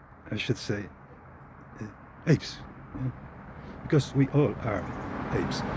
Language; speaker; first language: English; non-native, fluent; Polish